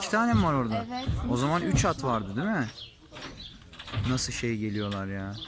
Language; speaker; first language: Turkish; native; Turkish